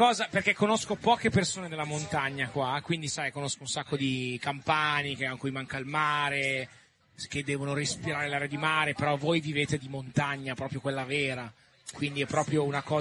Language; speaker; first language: Italian; native; Italian